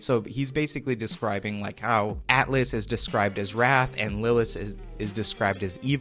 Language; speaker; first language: English; native; English